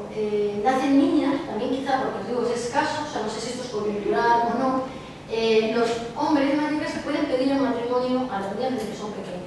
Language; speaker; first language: Spanish; native; Spanish